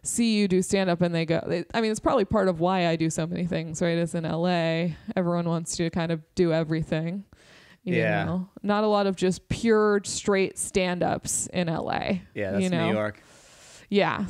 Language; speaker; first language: English; native; English